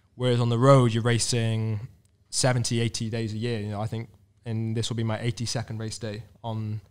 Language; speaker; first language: English; native; English